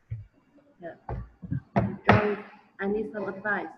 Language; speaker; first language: English; non-native, learner; Vietnamese